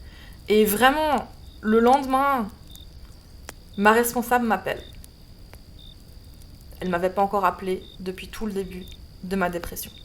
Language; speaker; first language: French; native; French